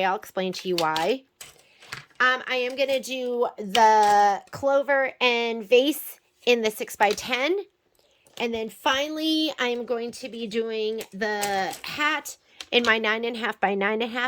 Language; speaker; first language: English; native; English